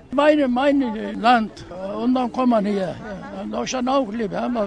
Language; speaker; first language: German; non-native, learner; Turkish